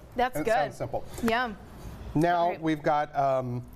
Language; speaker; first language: English; native; English